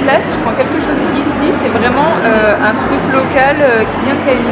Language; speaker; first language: French; native; French